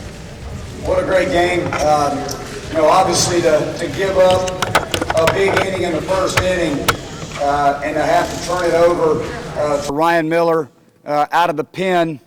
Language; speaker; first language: English; native; English